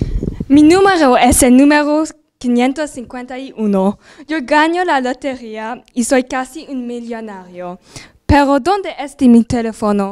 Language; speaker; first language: Spanish; non-native, learner; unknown